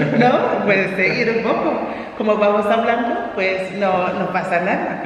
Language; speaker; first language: Spanish; non-native, fluent; English